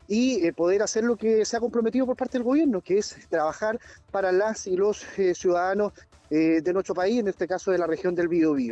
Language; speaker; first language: Spanish; native; Spanish